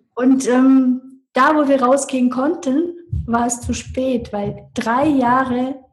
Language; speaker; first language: German; non-native, fluent; Russian